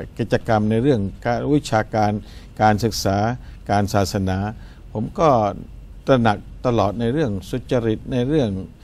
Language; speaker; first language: Thai; non-native, local second language; Pattani Malay